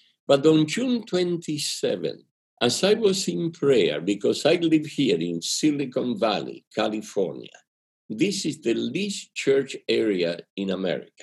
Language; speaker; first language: English; non-native, fluent; Spanish